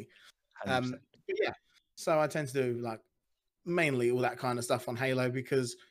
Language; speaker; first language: English; native; English